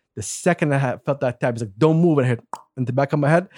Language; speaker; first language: English; non-native, fluent; Arabic